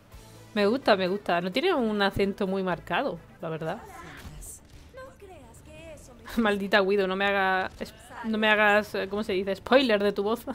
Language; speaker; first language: Spanish; native; Spanish